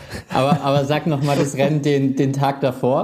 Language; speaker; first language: German; native; German